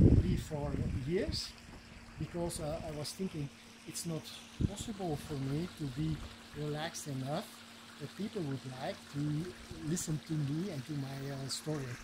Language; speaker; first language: English; non-native, fluent; Dutch